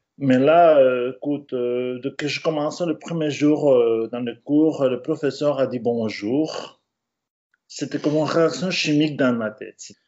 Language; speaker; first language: French; non-native, fluent; Spanish